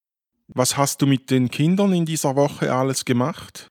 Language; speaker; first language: German; native; German